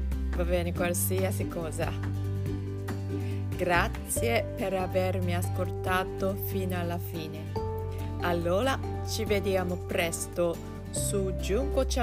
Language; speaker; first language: Italian; non-native, fluent; Japanese